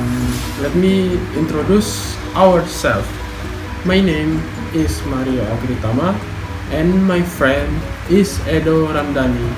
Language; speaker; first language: English; non-native, learner; Indonesian